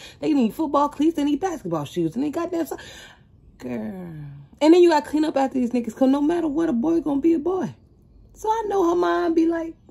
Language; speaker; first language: English; native; English